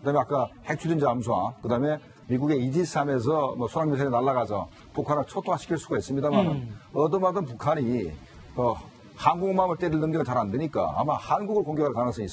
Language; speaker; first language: Korean; native; Korean